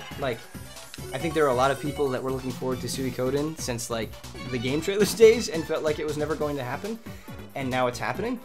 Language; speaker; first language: English; native; English